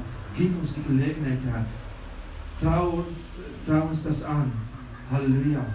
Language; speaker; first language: German; non-native, fluent; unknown